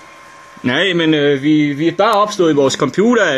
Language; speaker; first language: Danish; native; Danish